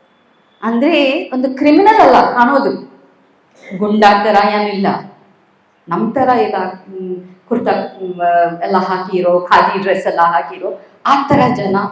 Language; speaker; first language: Kannada; non-native, local second language; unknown